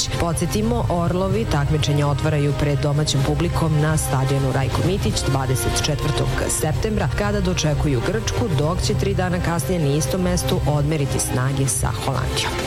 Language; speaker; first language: Serbian; native; Serbian